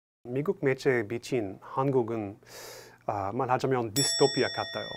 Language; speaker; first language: Korean; non-native, fluent; English